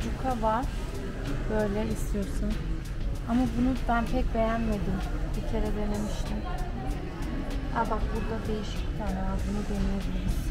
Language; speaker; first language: Turkish; early bilingual, heritage; Turkish